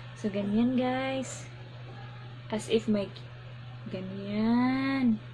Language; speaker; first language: Filipino; non-native, local second language; Cebuano